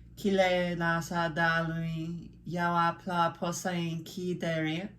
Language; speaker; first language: French; non-native, learner; English